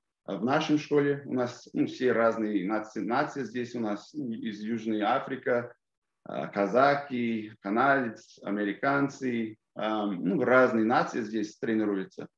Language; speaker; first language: Russian; non-native, fluent; English